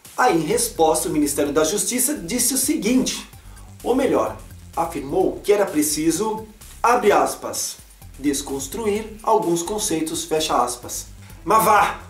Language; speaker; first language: Portuguese; native; Portuguese